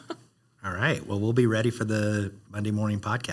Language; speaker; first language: English; native; English